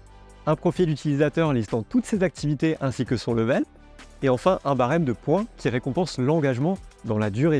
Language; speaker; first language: French; native; French